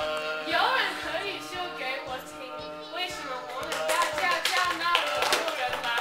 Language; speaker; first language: Chinese; non-native, learner; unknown